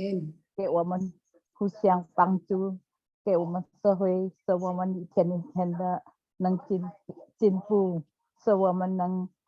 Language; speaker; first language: Chinese; non-native, learner; Indonesian